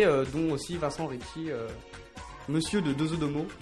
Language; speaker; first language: French; native; French